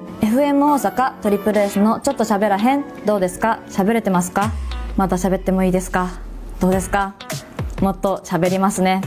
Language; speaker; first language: Japanese; native; Japanese